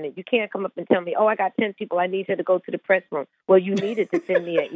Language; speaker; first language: English; native; English